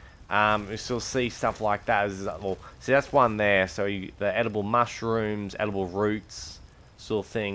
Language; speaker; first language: English; native; English